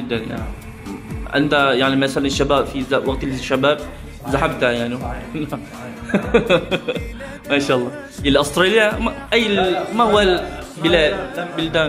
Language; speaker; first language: Arabic; non-native, learner; Malay